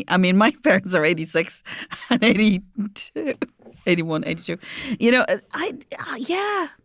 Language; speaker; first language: English; native; English